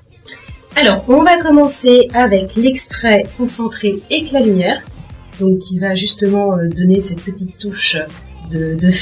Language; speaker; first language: French; native; French